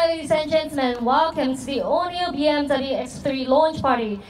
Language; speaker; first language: English; non-native, local second language; Cantonese